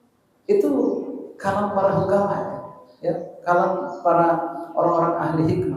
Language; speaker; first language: Indonesian; native; Indonesian